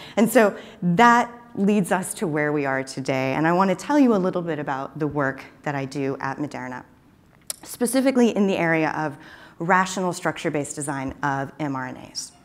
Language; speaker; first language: English; native; English